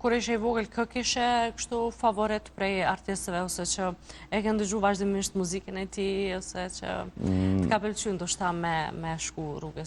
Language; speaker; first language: Albanian; native; Albanian